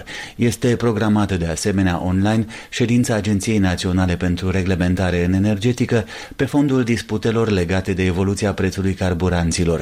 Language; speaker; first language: Romanian; native; Romanian